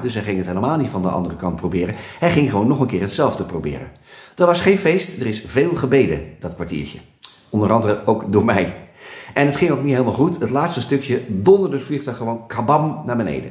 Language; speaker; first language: Dutch; native; Dutch